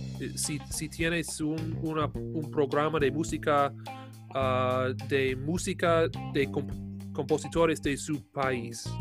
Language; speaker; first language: Spanish; non-native, learner; English